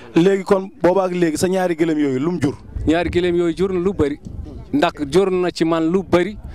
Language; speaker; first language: Wolof; native; Wolof